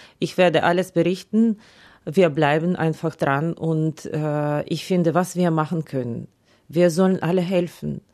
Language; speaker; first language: German; non-native, fluent; Ukrainian